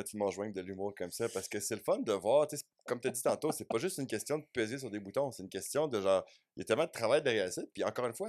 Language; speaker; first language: French; native; French